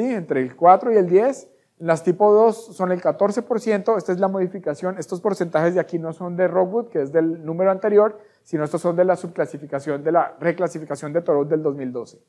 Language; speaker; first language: Spanish; native; Spanish